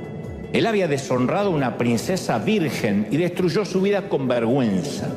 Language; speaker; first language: Spanish; native; Spanish